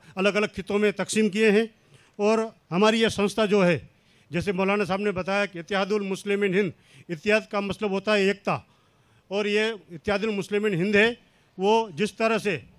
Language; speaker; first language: Hindi; non-native, local second language; Kachhi